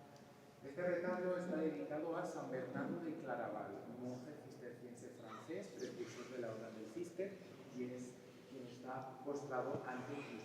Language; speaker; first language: Spanish; native; Spanish